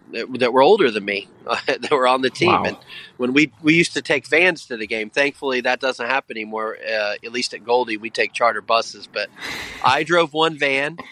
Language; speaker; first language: English; native; English